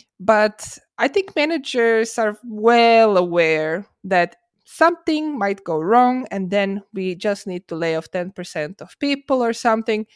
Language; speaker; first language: English; non-native, fluent; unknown